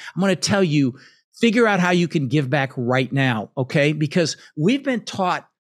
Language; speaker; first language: English; early bilingual, other home language; Dutch